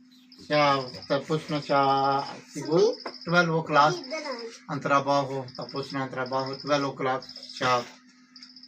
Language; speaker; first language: Filipino; non-native, learner; Punjabi